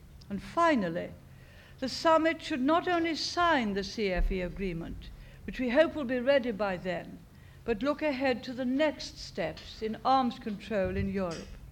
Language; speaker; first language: English; native; English